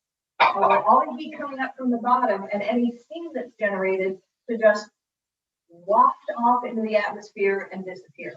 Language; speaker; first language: English; native; English